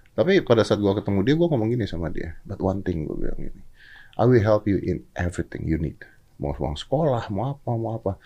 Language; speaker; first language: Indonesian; native; Indonesian